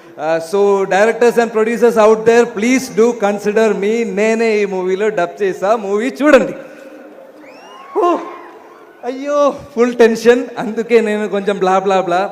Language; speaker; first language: Telugu; non-native, learner; Malayalam